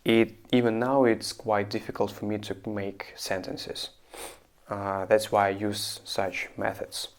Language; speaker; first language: English; non-native, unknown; Russian